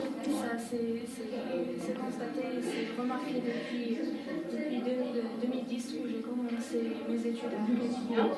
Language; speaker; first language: French; non-native, fluent; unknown